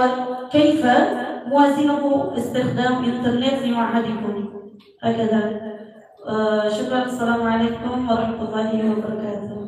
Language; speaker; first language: Arabic; non-native, fluent; Indonesian